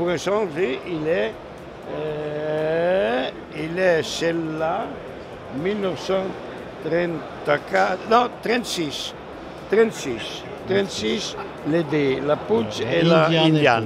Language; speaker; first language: French; non-native, learner; Italian